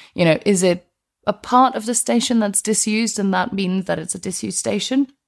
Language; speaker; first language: English; non-native, fluent; Icelandic